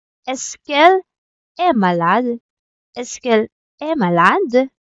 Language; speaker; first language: French; non-native, learner; Filipino